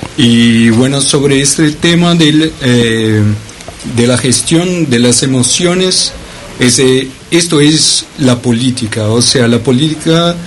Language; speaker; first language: Spanish; non-native, fluent; Portuguese